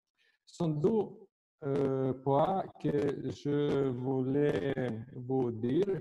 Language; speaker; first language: French; non-native, fluent; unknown